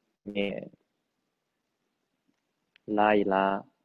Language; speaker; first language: Chinese; native; Chinese